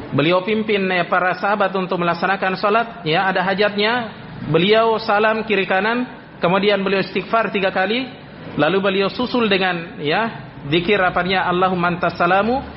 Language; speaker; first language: Indonesian; native; Indonesian